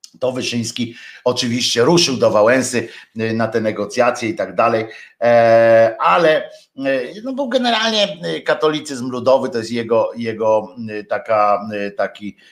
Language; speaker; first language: Polish; native; Polish